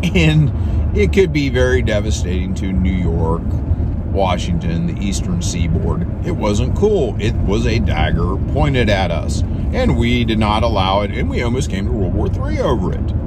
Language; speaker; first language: English; native; English